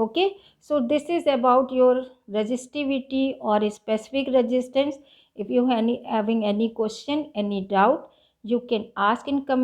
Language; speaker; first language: English; non-native, local second language; Hindi